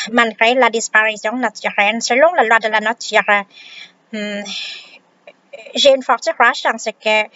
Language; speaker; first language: French; non-native, fluent; Vietnamese